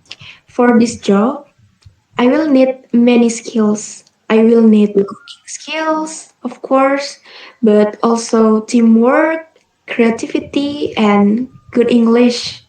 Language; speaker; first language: English; non-native, learner; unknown